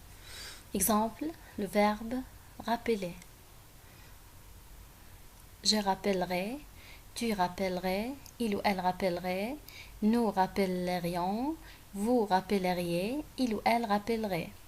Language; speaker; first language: French; non-native, fluent; Arabic